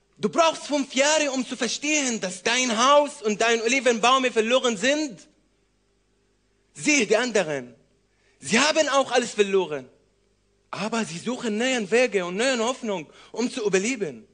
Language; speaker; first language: German; non-native, learner; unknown